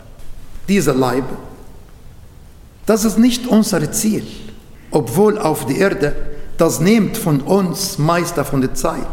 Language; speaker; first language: German; non-native, learner; Arabic